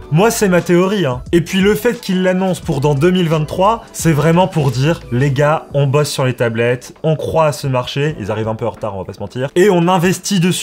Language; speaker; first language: French; native; French